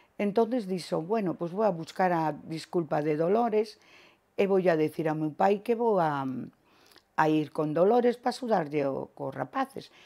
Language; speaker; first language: Galician; native; Galician